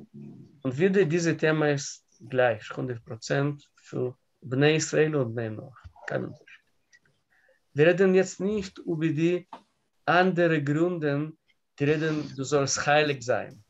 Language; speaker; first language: German; non-native, learner; Russian